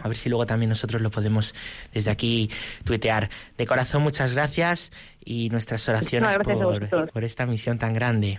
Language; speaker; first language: Spanish; native; Spanish